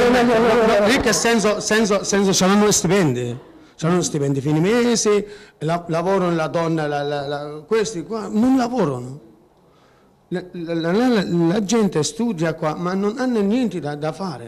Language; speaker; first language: Italian; non-native, learner; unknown